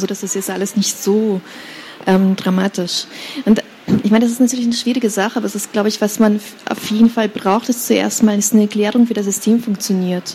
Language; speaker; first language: German; early bilingual, other home language; Russian